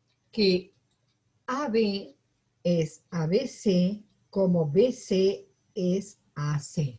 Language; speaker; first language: Spanish; native; Spanish